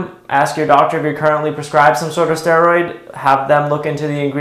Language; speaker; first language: English; native; English